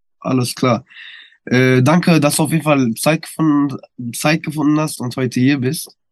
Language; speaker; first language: German; early bilingual, other home language; Turkish